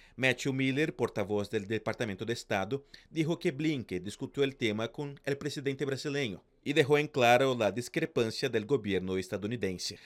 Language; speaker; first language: Portuguese; non-native, fluent; Spanish